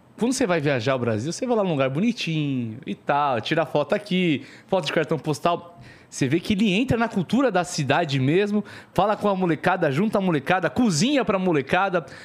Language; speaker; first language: Portuguese; native; Portuguese